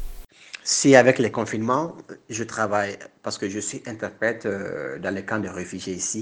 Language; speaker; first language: French; non-native, local second language; Bambara